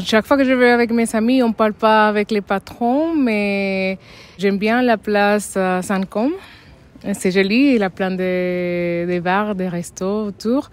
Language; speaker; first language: French; non-native, fluent; Spanish